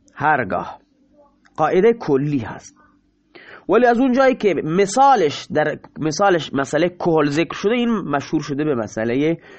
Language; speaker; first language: Persian; non-native, local second language; Baluchi